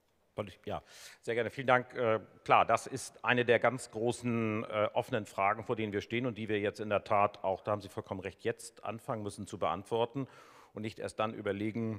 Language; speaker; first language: German; native; German